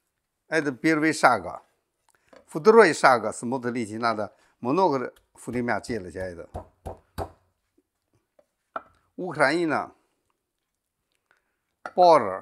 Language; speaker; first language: Russian; non-native, learner; Chinese